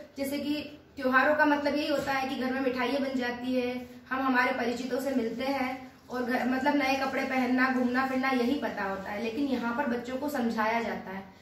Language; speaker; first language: Hindi; native; Hindi